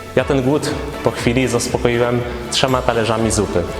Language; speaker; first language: Polish; native; Polish